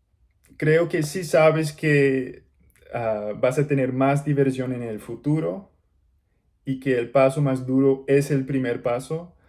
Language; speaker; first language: Spanish; non-native, learner; English